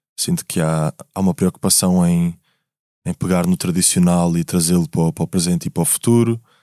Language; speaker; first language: Portuguese; native; Portuguese